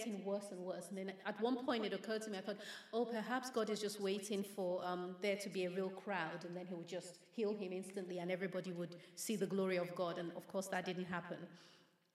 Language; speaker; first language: English; non-native, local second language; Yoruba